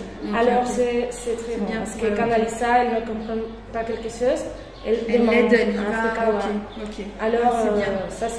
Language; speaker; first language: French; non-native, fluent; Spanish